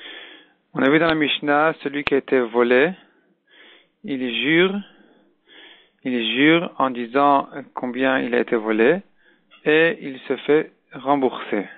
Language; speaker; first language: French; native; French